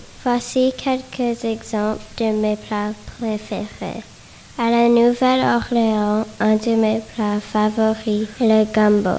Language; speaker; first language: French; non-native, learner; English